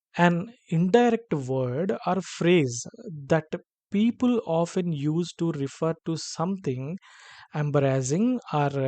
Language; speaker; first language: English; non-native, local second language; Telugu